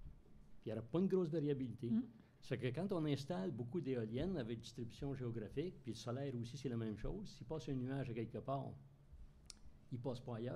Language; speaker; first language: French; native; French